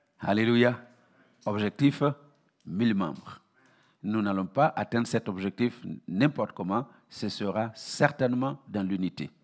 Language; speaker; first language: French; non-native, local second language; Mossi